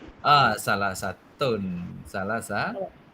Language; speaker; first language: Indonesian; native; Indonesian